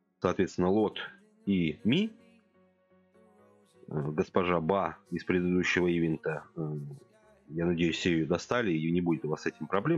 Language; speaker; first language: Russian; native; Russian